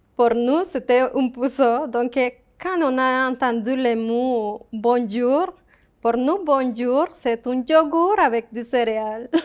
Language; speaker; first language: French; non-native, fluent; Spanish